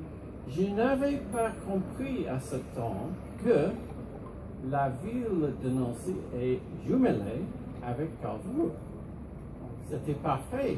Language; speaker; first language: French; non-native, fluent; English